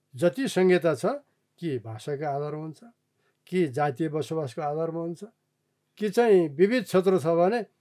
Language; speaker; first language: Nepali; non-native, local second language; Eastern Tamang